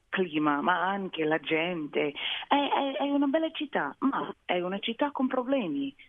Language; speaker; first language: Italian; non-native, fluent; English